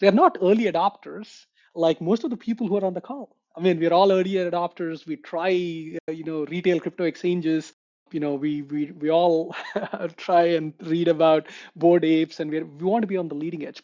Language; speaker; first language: English; non-native, local second language; Telugu